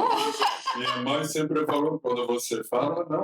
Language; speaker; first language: Portuguese; non-native, fluent; Dutch